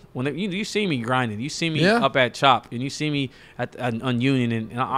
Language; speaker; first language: English; native; English